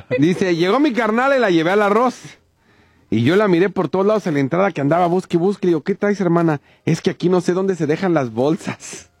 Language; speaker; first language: Spanish; native; Spanish